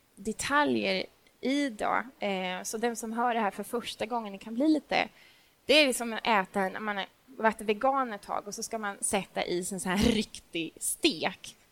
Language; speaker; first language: Swedish; native; Swedish